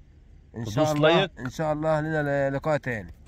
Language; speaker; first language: Arabic; native; Arabic